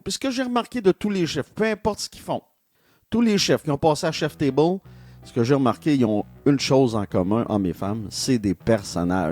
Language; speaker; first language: French; native; French